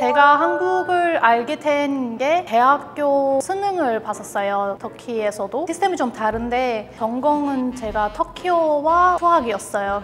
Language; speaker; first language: Korean; non-native, fluent; Turkish